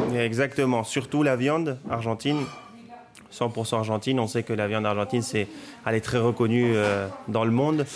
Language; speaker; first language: French; non-native, fluent; Spanish